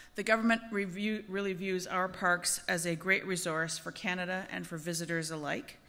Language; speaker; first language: English; native; English